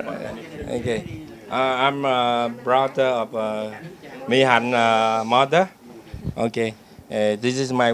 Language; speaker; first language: English; non-native, learner; Vietnamese